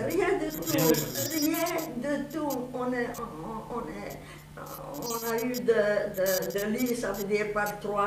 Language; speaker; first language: French; non-native, fluent; Hungarian